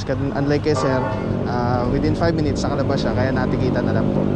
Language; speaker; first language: Filipino; native; Filipino